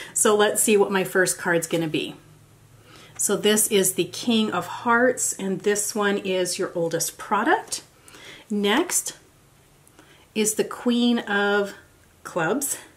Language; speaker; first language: English; native; English